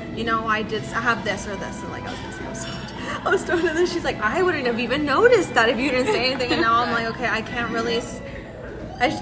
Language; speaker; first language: English; early bilingual, other home language; Spanish